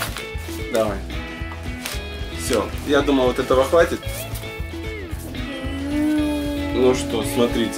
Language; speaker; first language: Russian; native; Russian